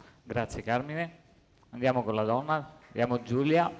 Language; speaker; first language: Italian; native; Italian